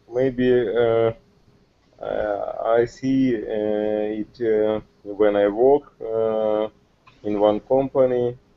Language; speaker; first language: English; non-native, learner; Russian